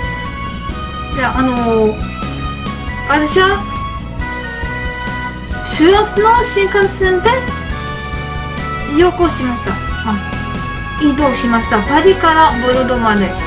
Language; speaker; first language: Japanese; non-native, learner; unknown